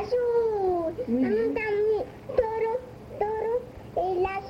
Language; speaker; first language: Spanish; early bilingual, heritage; Spanish